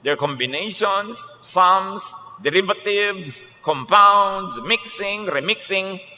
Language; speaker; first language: English; non-native, local second language; Filipino